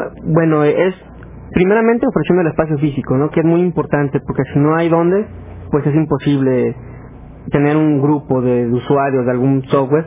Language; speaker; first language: Spanish; native; Spanish